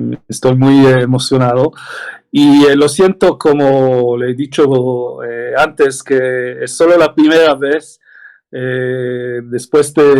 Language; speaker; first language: Spanish; non-native, fluent; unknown